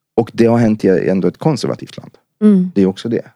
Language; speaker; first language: Swedish; early bilingual, other home language; Persian